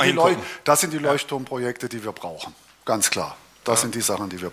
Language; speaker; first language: German; native; German